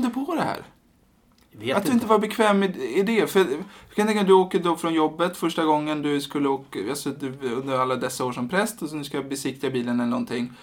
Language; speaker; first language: Swedish; native; Swedish